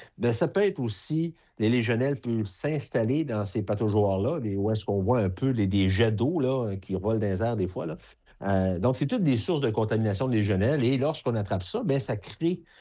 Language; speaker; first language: French; native; French